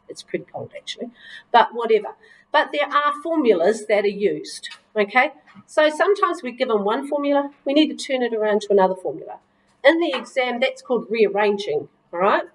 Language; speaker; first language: English; native; English